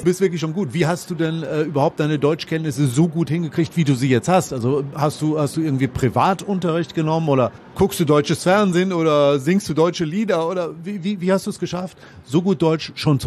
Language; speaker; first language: German; native; German